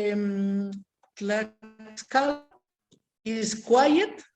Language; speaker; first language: English; non-native, learner; Spanish